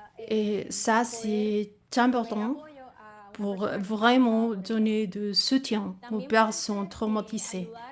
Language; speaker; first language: French; non-native, fluent; Spanish